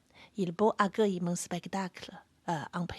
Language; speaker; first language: French; non-native, fluent; Chinese